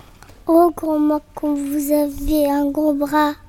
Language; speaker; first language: French; non-native, learner; Spanish